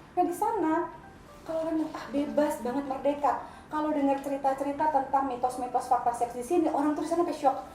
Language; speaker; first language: Indonesian; native; Indonesian